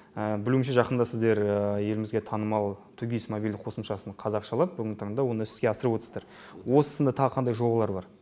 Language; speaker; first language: Kazakh; native; Kazakh